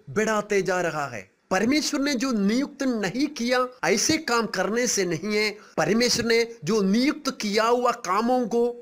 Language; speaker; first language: Hindi; non-native, local second language; Malayalam